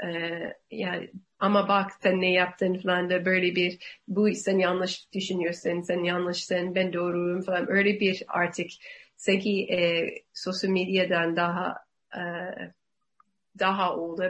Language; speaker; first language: Turkish; non-native, learner; English